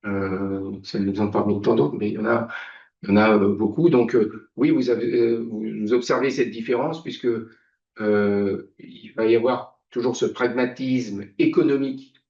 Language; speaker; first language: French; native; French